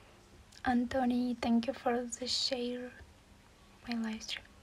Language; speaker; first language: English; non-native, learner; Ukrainian